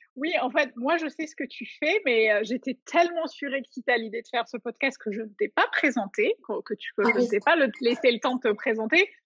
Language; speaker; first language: French; non-native, local second language; Arabic